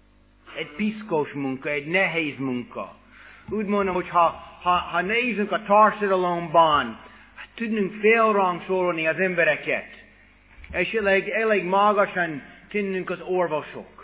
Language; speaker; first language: Hungarian; non-native, fluent; English